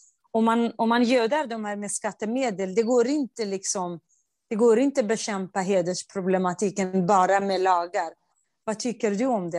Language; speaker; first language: Swedish; non-native, fluent; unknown